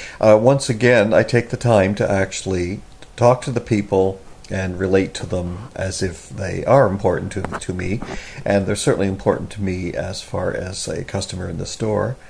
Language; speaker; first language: English; native; English